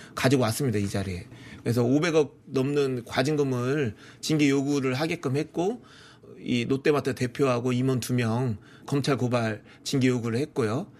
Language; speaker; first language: Korean; native; Korean